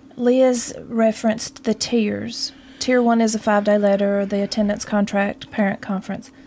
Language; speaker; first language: English; native; English